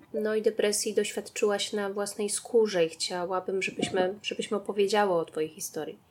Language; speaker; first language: Polish; native; Polish